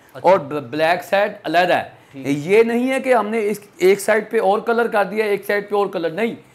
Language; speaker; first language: Urdu; non-native, local second language; Punjabi